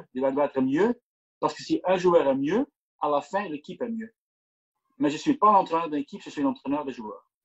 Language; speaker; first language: French; non-native, local second language; Dutch